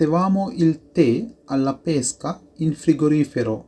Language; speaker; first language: Italian; non-native, fluent; Sinhala